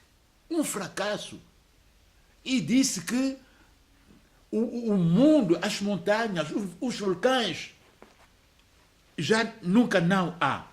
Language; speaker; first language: Portuguese; non-native, fluent; French